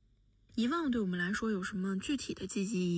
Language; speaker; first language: Chinese; native; Chinese